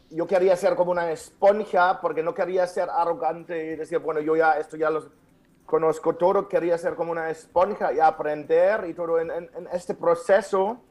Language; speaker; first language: Spanish; non-native, fluent; German